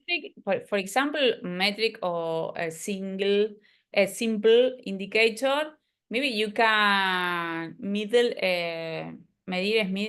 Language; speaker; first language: English; non-native, learner; Spanish